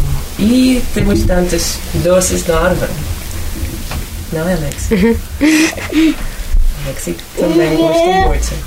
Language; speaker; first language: Portuguese; non-native, fluent; Dutch